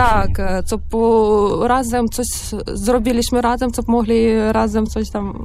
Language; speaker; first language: Polish; non-native, learner; Ukrainian